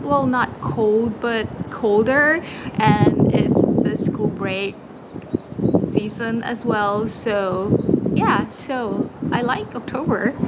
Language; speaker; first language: English; non-native, fluent; Thai